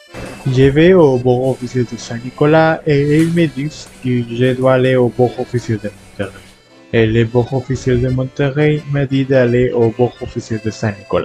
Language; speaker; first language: French; non-native, learner; Spanish